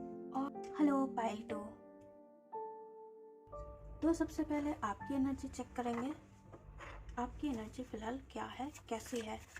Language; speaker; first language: Hindi; native; Hindi